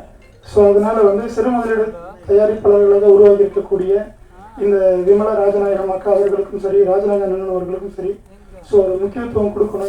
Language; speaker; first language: Tamil; native; Tamil